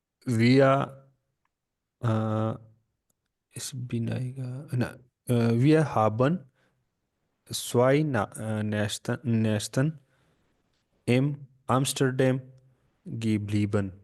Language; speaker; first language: German; non-native, learner; Urdu